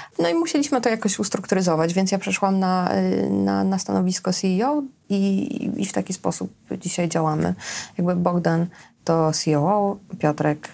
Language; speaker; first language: Polish; native; Polish